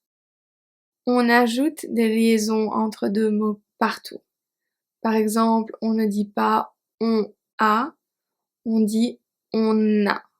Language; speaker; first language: French; native; French